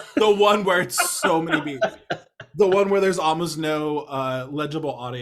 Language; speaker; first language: English; native; English